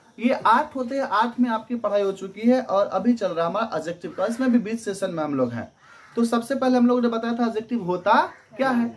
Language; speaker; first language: Hindi; native; Hindi